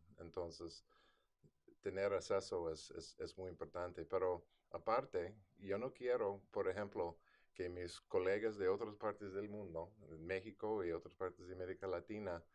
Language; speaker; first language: Spanish; non-native, fluent; English